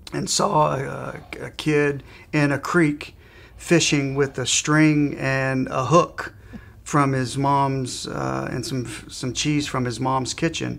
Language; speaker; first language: English; native; English